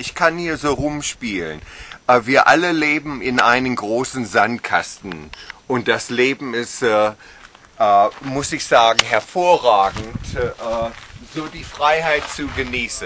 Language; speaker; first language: German; non-native, fluent; English